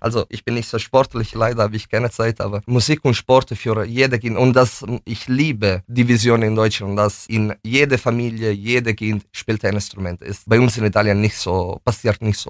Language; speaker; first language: German; non-native, fluent; Italian